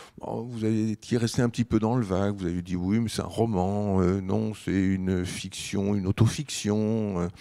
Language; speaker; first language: French; native; French